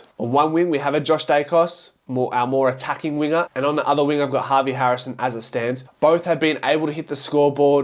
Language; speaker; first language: English; native; English